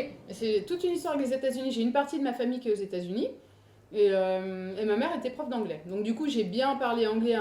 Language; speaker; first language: French; native; French